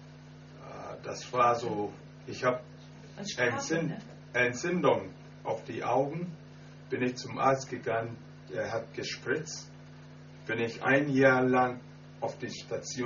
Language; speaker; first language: German; non-native, fluent; Akan